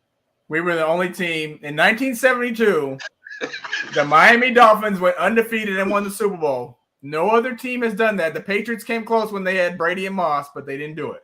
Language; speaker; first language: English; native; English